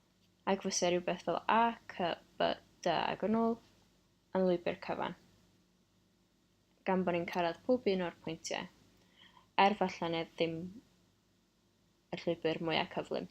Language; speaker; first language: Welsh; non-native, local second language; English